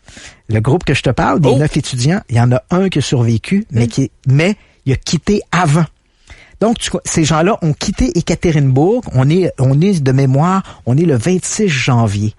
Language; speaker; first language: French; native; French